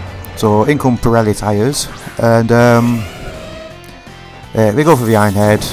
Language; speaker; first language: English; native; English